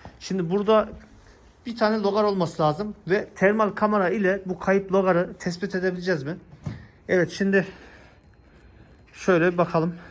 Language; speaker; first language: Turkish; native; Turkish